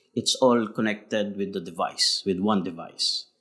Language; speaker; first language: English; non-native, local second language; Filipino